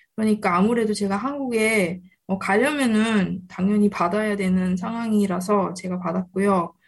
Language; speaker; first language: Korean; early bilingual, heritage; Korean